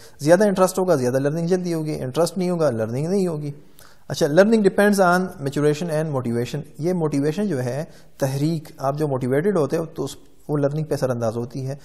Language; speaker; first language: Urdu; non-native, local second language; Pashto